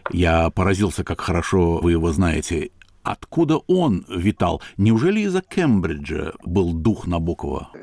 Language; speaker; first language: Russian; native; Russian